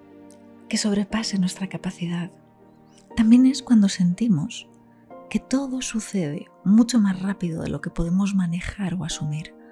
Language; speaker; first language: Spanish; native; Spanish